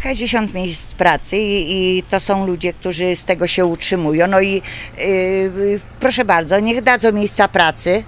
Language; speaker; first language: Polish; native; Polish